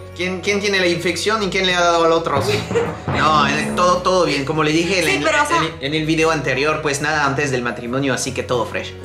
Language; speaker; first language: Spanish; non-native, fluent; French